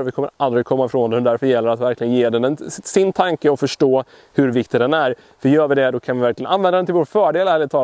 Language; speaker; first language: Swedish; native; Swedish